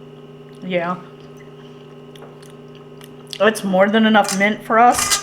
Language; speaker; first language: English; native; English